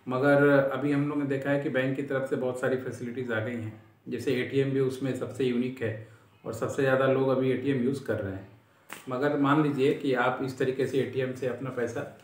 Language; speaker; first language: Hindi; native; Hindi